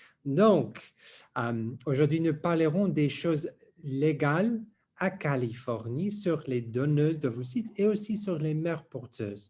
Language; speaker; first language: French; non-native, learner; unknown